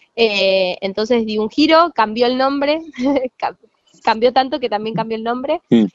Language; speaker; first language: Spanish; native; Spanish